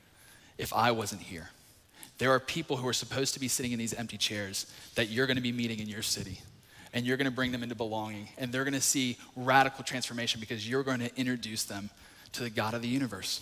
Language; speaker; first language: English; native; English